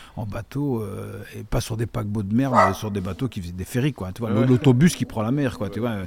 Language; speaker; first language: French; native; French